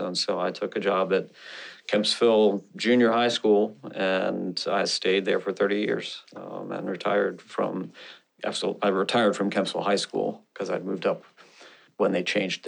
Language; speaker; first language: English; native; English